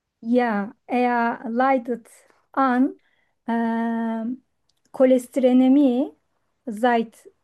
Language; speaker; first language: German; non-native, learner; Turkish